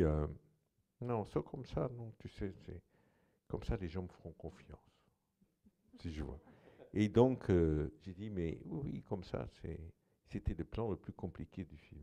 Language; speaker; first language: French; non-native, fluent; Portuguese